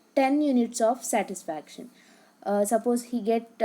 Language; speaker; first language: English; non-native, local second language; Kannada